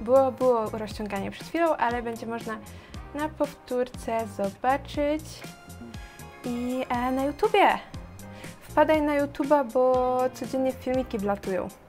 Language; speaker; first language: Polish; native; Polish